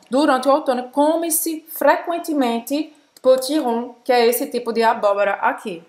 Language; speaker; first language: Portuguese; native; Portuguese